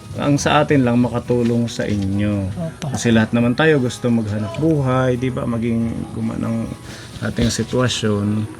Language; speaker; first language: Filipino; native; Filipino